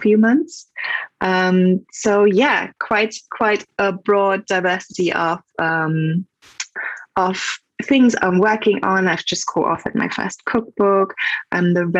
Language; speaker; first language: English; non-native, fluent; German